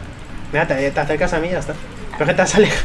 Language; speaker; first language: Spanish; native; Spanish